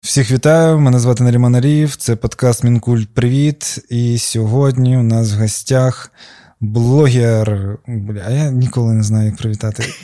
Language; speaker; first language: Ukrainian; non-native, local second language; Russian